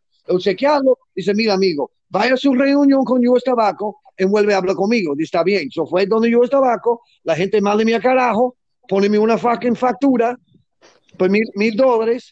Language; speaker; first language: Spanish; non-native, learner; English